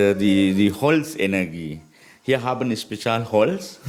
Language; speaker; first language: German; non-native, learner; Sinhala